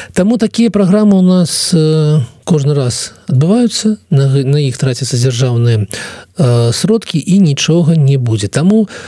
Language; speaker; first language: Belarusian; non-native, local second language; Russian